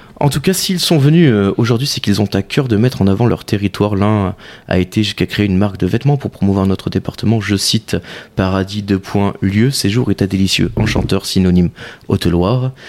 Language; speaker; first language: French; native; French